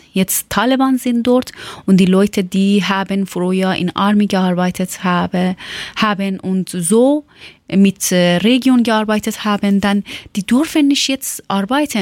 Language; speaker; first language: German; non-native, learner; Persian